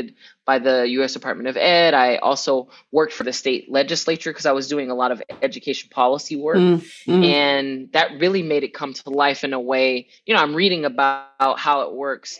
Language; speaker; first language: English; native; English